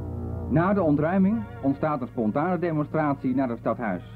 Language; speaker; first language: Dutch; native; Dutch